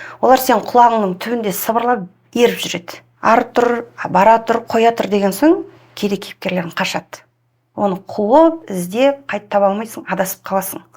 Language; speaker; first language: Kazakh; native; Kazakh